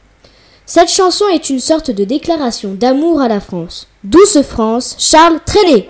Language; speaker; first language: French; native; French